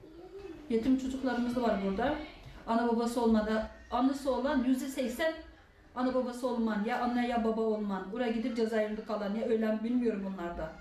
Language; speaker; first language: Turkish; non-native, learner; Uyghur